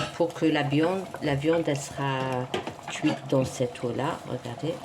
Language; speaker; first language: French; non-native, local second language; Arabic